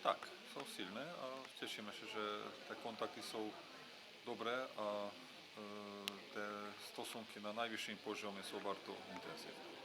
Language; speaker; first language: Polish; non-native, fluent; Hungarian